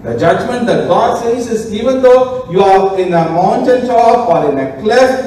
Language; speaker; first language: English; non-native, local second language; Tamil